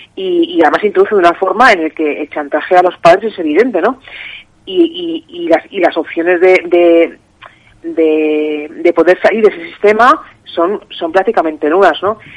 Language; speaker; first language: Spanish; native; Spanish